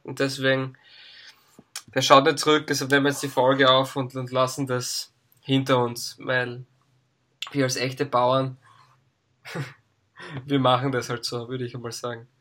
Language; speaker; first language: German; native; German